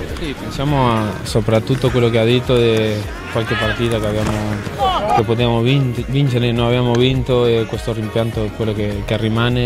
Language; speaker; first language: Italian; non-native, fluent; Spanish